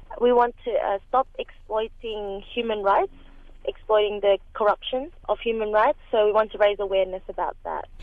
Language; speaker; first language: English; early bilingual, other home language; Vietnamese